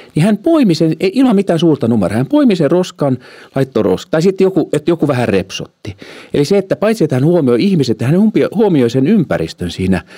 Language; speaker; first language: Finnish; early bilingual, heritage; Finnish